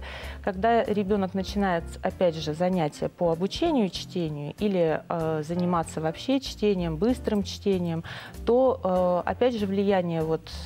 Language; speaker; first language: Russian; native; Russian